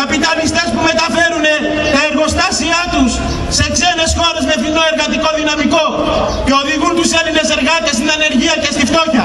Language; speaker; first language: Greek; native; Greek